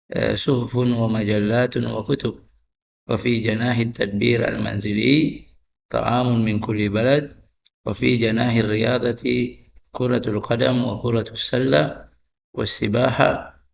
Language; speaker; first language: Arabic; non-native, fluent; Indonesian